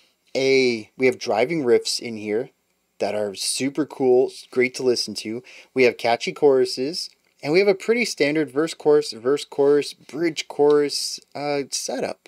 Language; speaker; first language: English; native; English